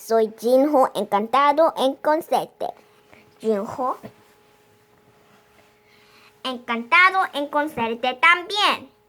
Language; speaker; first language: Spanish; non-native, learner; Korean